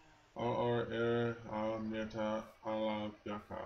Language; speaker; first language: Spanish; non-native, learner; English